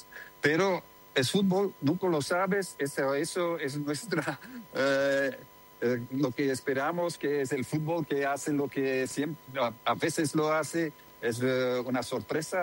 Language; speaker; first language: Spanish; non-native, learner; Dutch